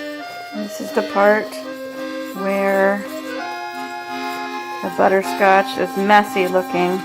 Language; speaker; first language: English; native; English